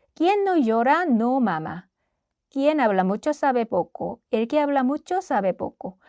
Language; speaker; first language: Spanish; non-native, fluent; Korean